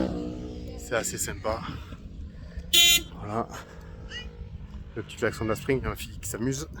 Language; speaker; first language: French; native; French